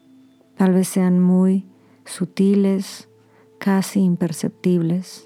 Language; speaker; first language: Spanish; native; Spanish